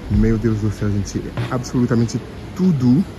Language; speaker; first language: Portuguese; non-native, fluent; French